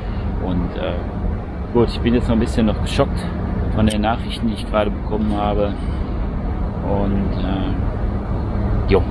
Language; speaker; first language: German; native; German